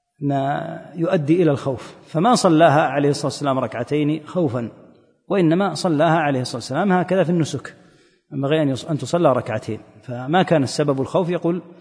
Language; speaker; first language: Arabic; native; Arabic